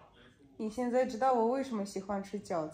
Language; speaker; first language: Chinese; non-native, fluent; Russian